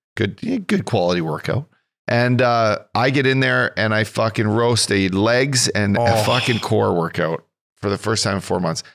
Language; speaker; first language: English; native; English